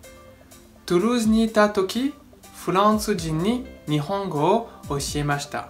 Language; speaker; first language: Japanese; non-native, fluent; French